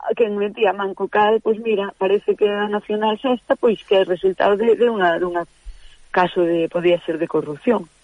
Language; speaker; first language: Galician; native; Galician